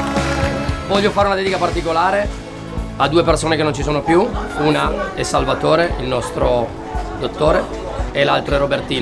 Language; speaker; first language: Italian; native; Italian